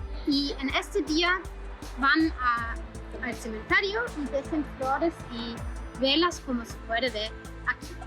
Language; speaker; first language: Spanish; non-native, fluent; German